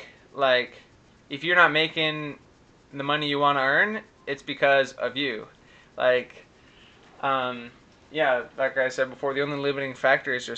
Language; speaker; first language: English; native; English